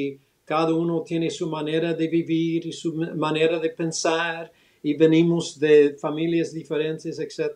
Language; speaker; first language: Spanish; early bilingual, other home language; English